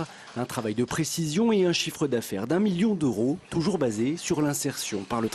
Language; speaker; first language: French; native; French